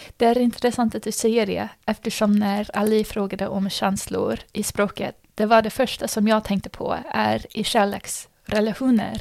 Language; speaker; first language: Swedish; non-native, fluent; English